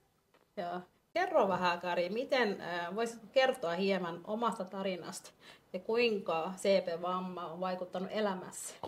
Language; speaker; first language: Finnish; non-native, fluent; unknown